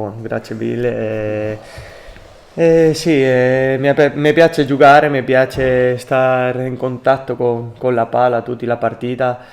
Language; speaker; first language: Italian; non-native, learner; Spanish